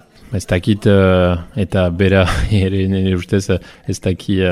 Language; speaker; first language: Basque; non-native, fluent; Italian